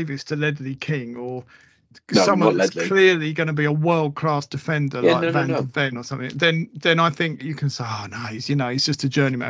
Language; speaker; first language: English; native; English